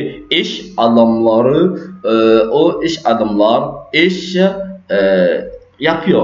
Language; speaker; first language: Turkish; non-native, fluent; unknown